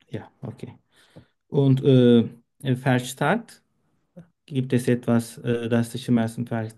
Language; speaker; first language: German; non-native, learner; Turkish